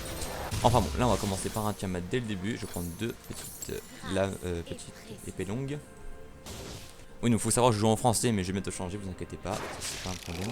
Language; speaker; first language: French; native; French